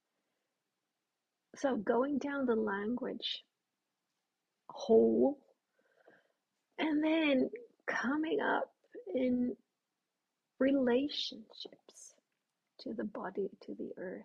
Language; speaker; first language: English; non-native, fluent; Swedish